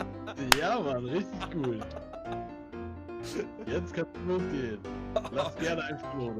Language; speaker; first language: German; native; German